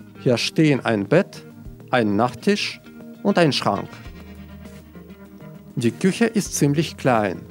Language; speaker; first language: German; non-native, fluent; Russian